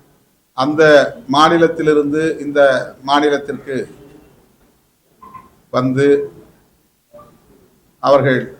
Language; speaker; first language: Tamil; native; Tamil